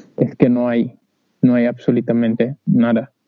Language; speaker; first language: Spanish; non-native, learner; Wolof